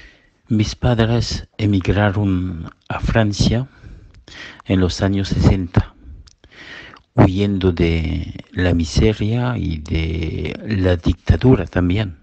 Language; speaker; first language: Spanish; early bilingual, heritage; Spanish